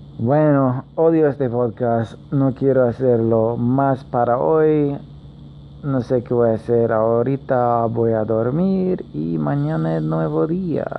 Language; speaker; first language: Spanish; non-native, learner; English